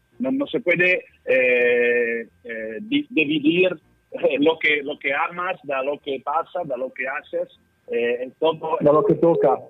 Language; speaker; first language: Spanish; non-native, learner; Italian